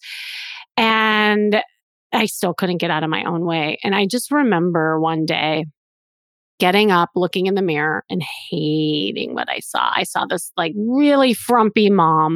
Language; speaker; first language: English; native; English